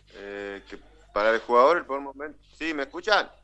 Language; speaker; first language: Spanish; native; Spanish